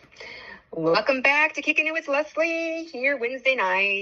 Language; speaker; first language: English; native; English